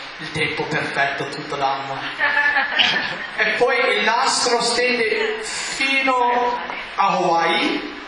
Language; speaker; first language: Italian; non-native, learner; English